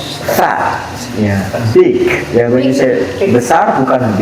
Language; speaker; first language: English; non-native, fluent; Indonesian